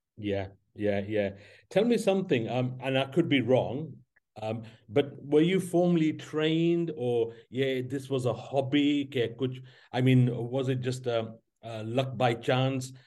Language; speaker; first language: English; native; English